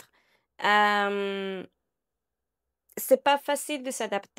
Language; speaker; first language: French; non-native, learner; Spanish